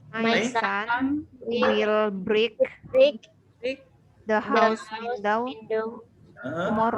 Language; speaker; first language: English; non-native, learner; Indonesian